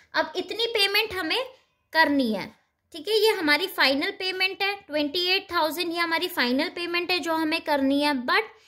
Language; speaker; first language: Hindi; native; Hindi